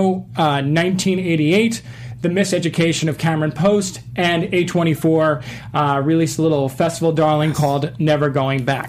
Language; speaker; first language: English; native; English